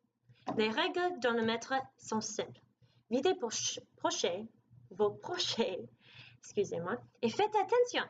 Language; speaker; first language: French; non-native, learner; English